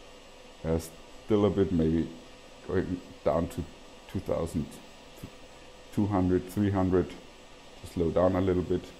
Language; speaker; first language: English; non-native, fluent; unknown